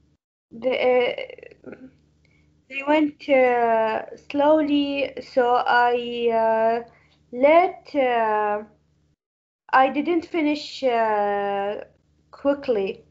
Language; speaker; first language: English; non-native, learner; Arabic